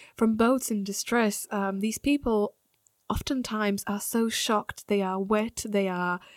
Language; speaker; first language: English; non-native, fluent; Slovak